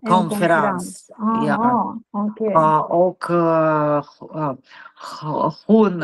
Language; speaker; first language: Swedish; non-native, learner; Russian